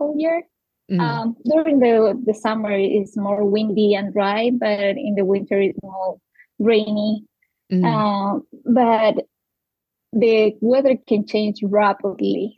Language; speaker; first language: English; non-native, learner; Spanish